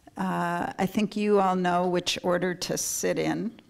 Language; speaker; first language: English; native; English